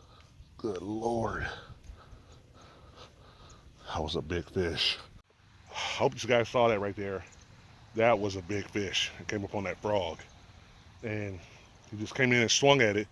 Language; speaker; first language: English; native; English